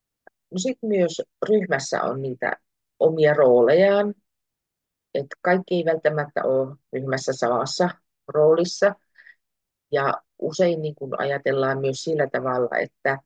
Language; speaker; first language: Finnish; native; Finnish